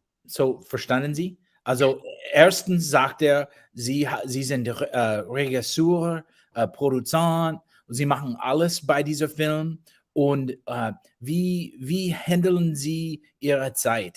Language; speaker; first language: German; non-native, learner; English